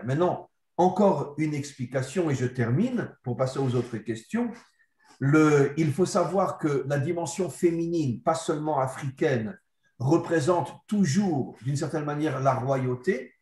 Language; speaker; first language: French; native; French